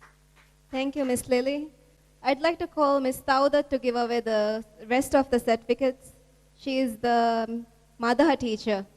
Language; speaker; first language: English; non-native, local second language; Divehi